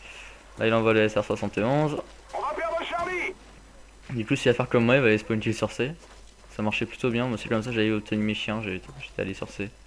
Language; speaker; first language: French; native; French